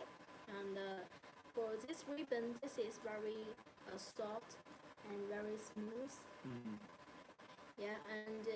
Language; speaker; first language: English; non-native, learner; Chinese